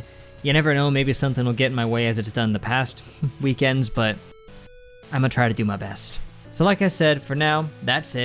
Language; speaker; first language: English; native; English